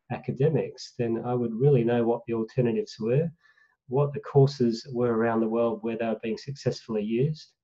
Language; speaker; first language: English; native; English